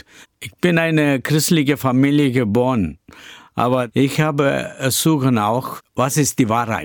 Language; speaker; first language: German; non-native, learner; Tamil